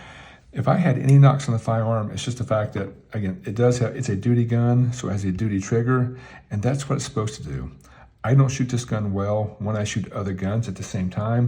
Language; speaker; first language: English; native; English